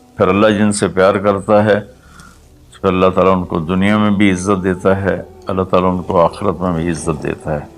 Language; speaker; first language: Urdu; non-native, local second language; Punjabi